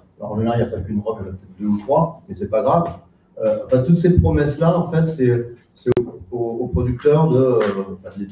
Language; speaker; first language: French; native; French